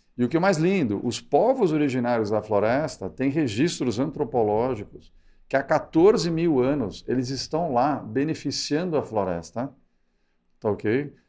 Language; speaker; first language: Portuguese; early bilingual, other home language; Spanish